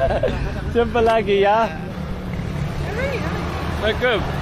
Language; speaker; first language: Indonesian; non-native, learner; English